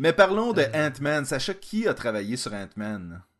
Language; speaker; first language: French; native; French